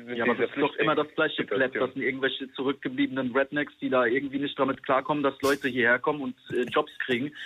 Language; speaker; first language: German; non-native, fluent; Polish